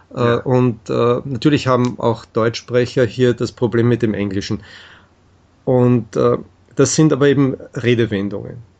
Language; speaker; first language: German; native; German